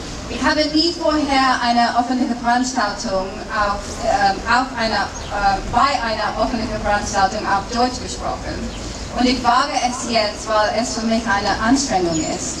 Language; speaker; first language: German; non-native, fluent; English